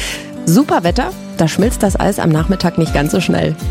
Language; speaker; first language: German; native; German